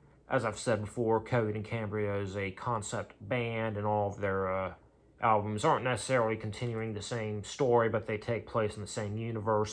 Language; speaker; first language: English; native; English